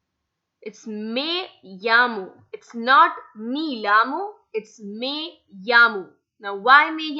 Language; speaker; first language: Spanish; non-native, fluent; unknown